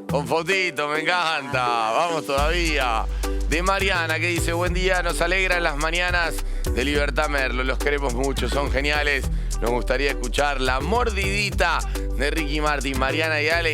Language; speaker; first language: Spanish; native; Spanish